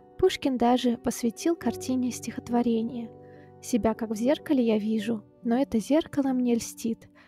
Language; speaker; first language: Russian; native; Russian